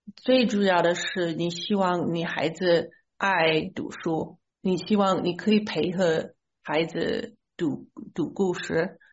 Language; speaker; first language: Chinese; non-native, fluent; English